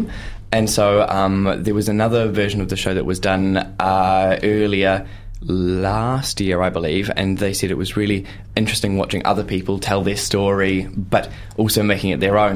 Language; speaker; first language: English; native; English